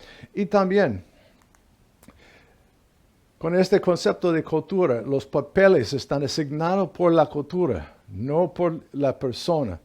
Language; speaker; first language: Spanish; non-native, fluent; English